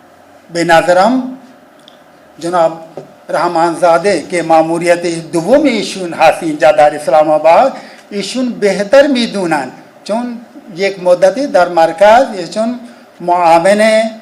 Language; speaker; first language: Persian; non-native, fluent; Urdu